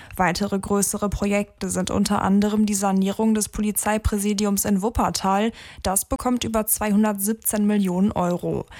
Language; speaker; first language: German; native; German